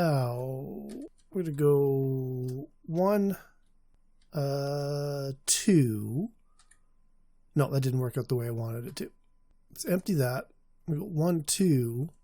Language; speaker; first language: English; native; English